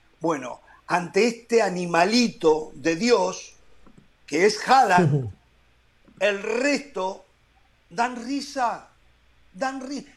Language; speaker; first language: Spanish; native; Spanish